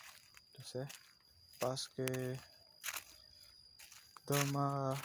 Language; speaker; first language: French; non-native, learner; Portuguese